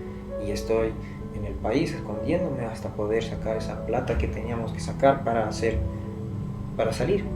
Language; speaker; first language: Spanish; non-native, fluent; Persian